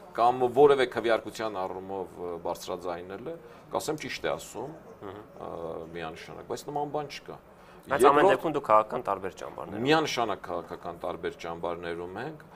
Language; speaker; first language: Armenian; native; Armenian